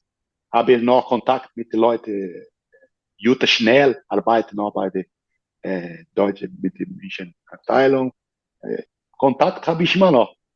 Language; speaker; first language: German; non-native, learner; Portuguese